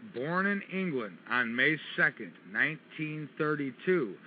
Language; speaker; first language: English; native; English